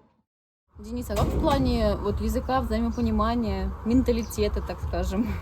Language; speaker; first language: Russian; native; Russian